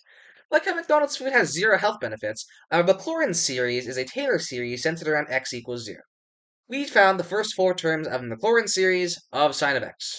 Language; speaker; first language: English; native; English